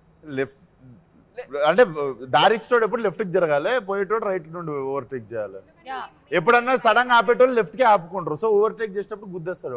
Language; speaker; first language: Telugu; native; Telugu